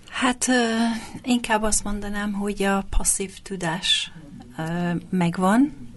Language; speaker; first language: Hungarian; non-native, fluent; English